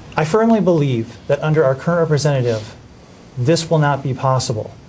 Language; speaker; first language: English; native; English